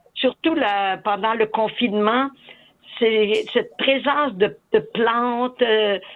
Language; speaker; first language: French; native; French